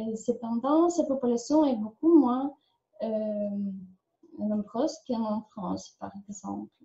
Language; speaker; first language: French; non-native, learner; Ukrainian